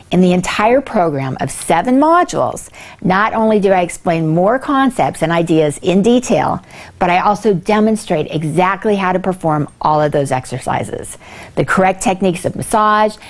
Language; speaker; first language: English; native; English